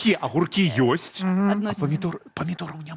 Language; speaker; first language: Belarusian; native; Belarusian